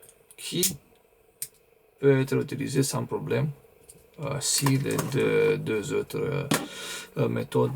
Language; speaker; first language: French; non-native, fluent; Romanian